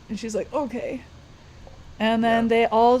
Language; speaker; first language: English; native; English